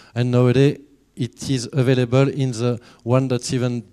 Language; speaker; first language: English; non-native, fluent; French